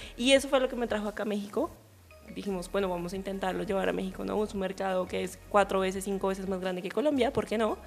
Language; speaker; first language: Spanish; native; Spanish